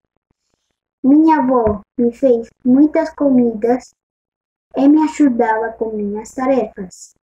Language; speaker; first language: Portuguese; early bilingual, other home language; Spanish